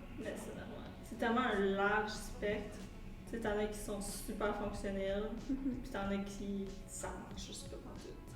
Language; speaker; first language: French; native; French